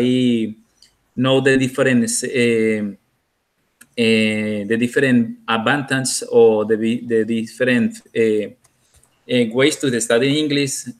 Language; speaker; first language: English; non-native, learner; Spanish